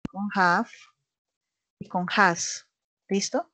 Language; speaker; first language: Spanish; native; Spanish